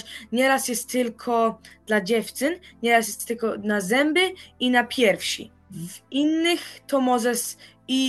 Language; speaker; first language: Polish; early bilingual, heritage; Polish